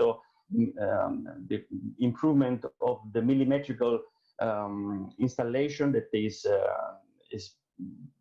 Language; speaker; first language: English; non-native, fluent; Italian